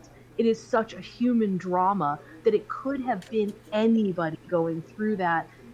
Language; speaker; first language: English; native; English